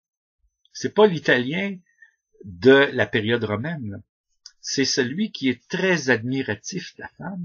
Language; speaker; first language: French; native; French